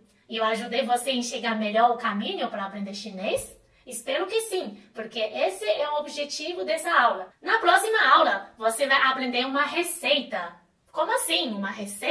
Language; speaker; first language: Portuguese; non-native, fluent; Chinese